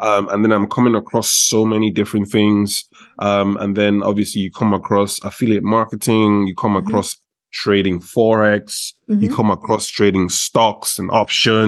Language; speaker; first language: English; non-native, local second language; Yoruba